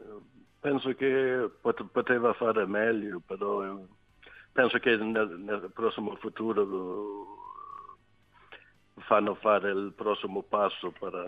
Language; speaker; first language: Italian; non-native, learner; Swedish